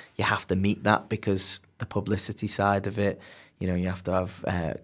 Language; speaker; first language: English; native; English